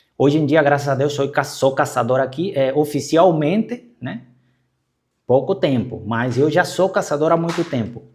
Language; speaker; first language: Portuguese; non-native, fluent; Spanish